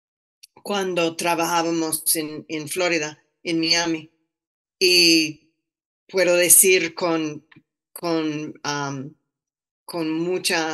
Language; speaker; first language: Spanish; non-native, fluent; English